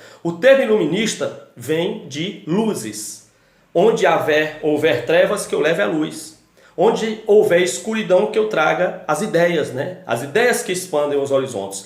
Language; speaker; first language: Portuguese; native; Portuguese